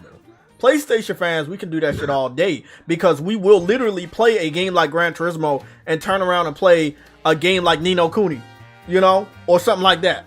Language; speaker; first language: English; native; English